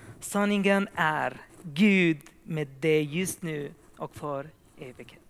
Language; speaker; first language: Swedish; non-native, fluent; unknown